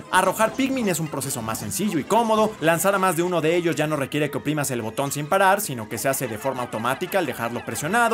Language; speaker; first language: Spanish; native; Spanish